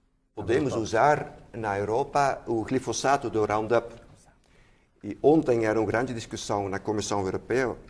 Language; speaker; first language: Portuguese; non-native, fluent; Dutch